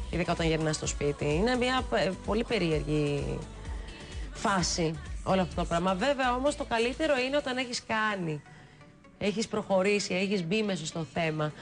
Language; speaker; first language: Greek; early bilingual, heritage; Greek